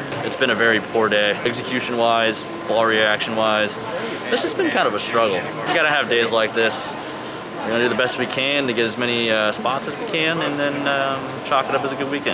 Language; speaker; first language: English; native; English